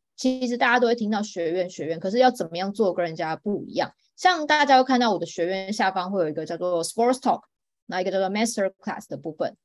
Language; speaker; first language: Chinese; native; Chinese